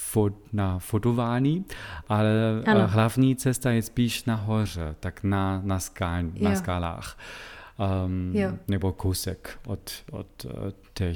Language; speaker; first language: Czech; non-native, fluent; German